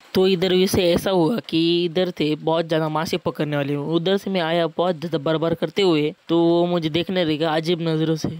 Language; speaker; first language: Hindi; non-native, local second language; Marathi